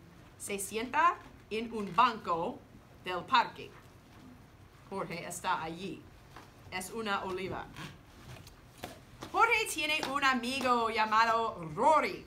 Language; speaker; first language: Spanish; non-native, learner; English